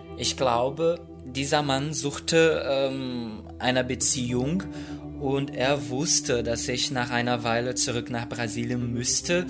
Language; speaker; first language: German; non-native, fluent; Portuguese